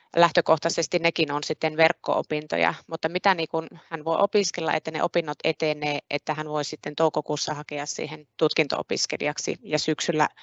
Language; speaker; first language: Finnish; native; Finnish